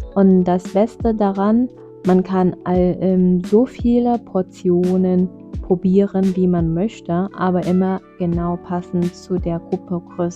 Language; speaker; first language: German; non-native, fluent; Vietnamese